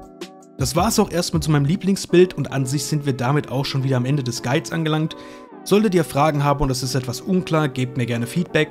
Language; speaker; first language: German; native; German